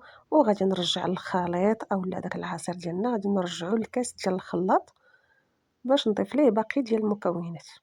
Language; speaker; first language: Arabic; native; Arabic